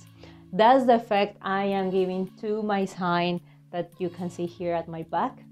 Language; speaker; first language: English; non-native, fluent; Spanish